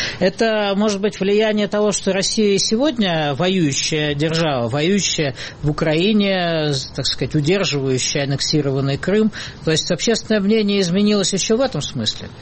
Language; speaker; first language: Russian; native; Russian